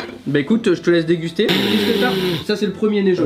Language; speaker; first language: French; native; French